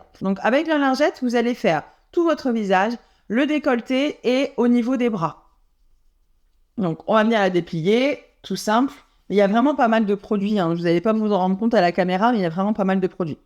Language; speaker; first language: French; native; French